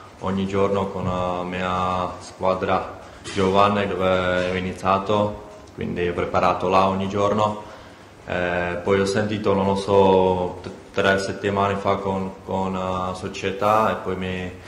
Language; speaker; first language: Italian; non-native, learner; Czech